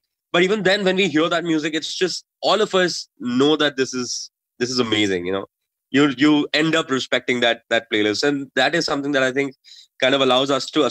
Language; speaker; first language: English; non-native, local second language; Hindi